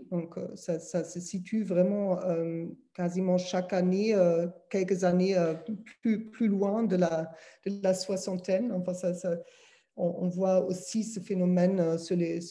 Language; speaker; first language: French; non-native, fluent; German